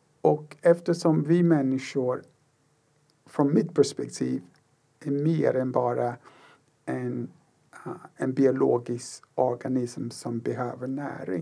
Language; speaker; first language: Swedish; non-native, fluent; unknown